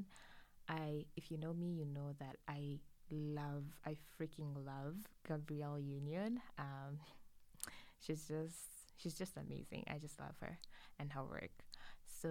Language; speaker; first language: English; non-native, local second language; Swahili